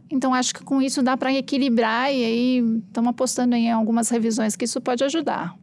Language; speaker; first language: Portuguese; native; Portuguese